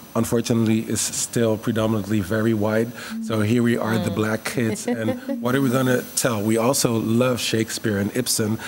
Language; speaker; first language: English; early bilingual, other home language; Dutch